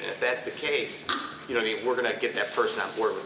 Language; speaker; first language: English; native; English